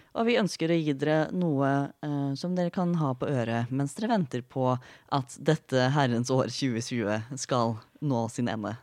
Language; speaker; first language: Norwegian; native; Norwegian